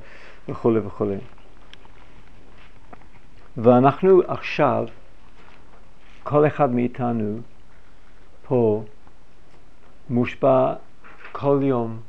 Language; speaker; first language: Hebrew; non-native, fluent; English